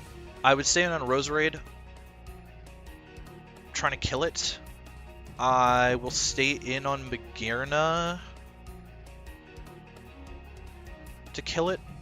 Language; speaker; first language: English; native; English